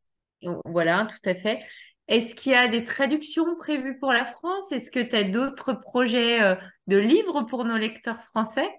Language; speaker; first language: French; native; French